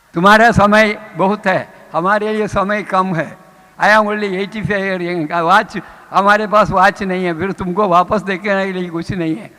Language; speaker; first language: Hindi; non-native, local second language; Malayalam